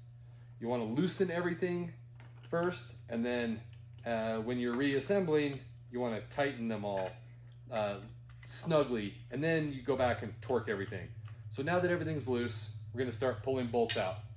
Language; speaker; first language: English; native; English